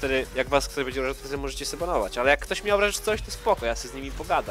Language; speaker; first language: Polish; native; Polish